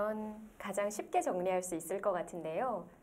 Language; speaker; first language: Korean; native; Korean